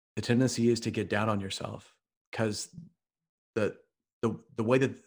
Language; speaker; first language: English; native; English